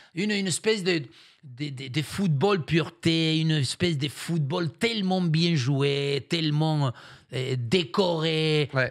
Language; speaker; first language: French; non-native, fluent; Spanish